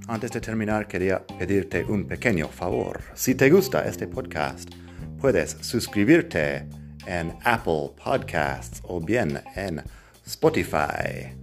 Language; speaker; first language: Spanish; non-native, fluent; English